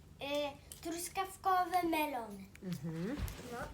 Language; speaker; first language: Polish; early bilingual, heritage; Polish